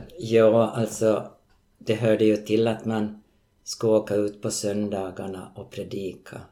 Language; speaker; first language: Swedish; native; Swedish